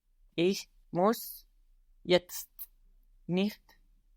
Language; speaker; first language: German; non-native, learner; English